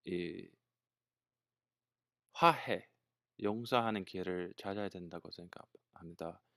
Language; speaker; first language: Korean; non-native, fluent; English